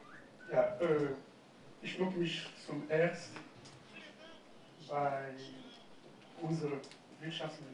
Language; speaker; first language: German; non-native, fluent; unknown